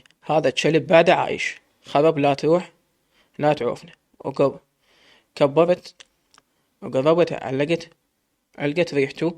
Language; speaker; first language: Arabic; native; Arabic